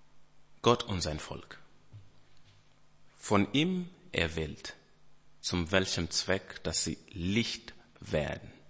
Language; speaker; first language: German; non-native, fluent; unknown